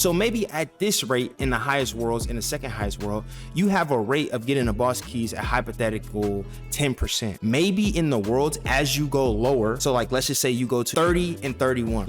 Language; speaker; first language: English; native; English